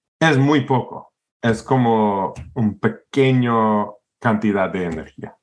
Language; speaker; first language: Spanish; non-native, fluent; English